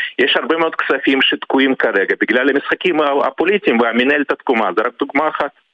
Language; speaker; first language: Hebrew; early bilingual, other home language; Russian